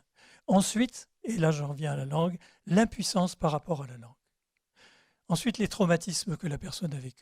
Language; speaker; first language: French; native; French